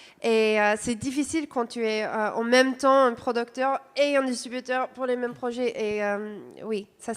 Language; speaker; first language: French; non-native, fluent; English